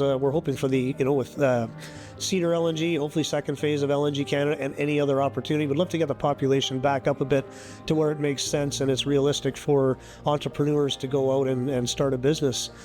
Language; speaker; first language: English; native; English